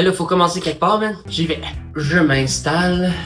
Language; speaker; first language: French; native; French